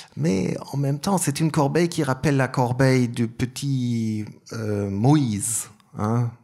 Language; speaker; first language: French; non-native, fluent; German